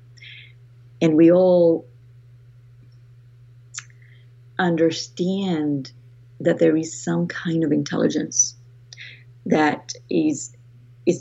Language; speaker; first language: English; non-native, fluent; Greek